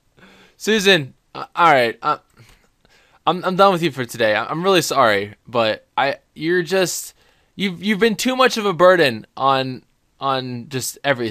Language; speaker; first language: English; native; English